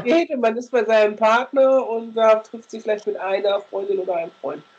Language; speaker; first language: German; native; German